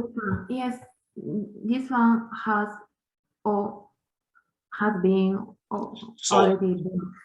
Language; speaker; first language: English; non-native, learner; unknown